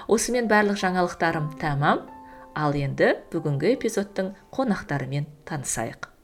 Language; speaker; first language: Kazakh; native; Kazakh